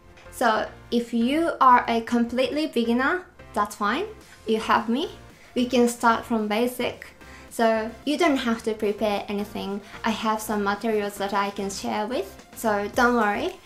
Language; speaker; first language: English; non-native, fluent; Japanese